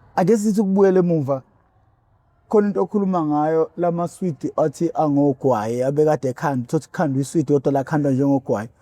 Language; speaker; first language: Zulu; native; Zulu